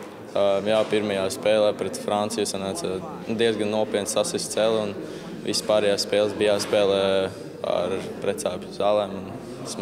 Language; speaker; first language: Latvian; native; Latvian